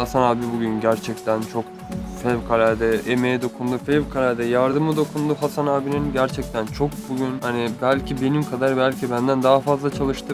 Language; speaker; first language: Turkish; native; Turkish